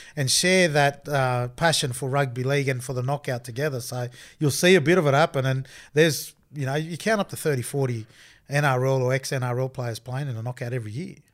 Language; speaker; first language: English; native; English